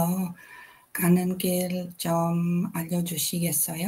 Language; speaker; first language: Korean; non-native, learner; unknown